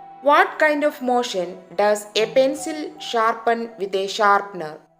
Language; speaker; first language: English; non-native, local second language; Malayalam